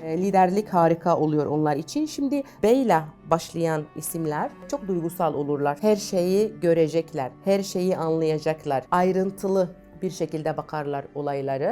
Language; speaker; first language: Turkish; non-native, fluent; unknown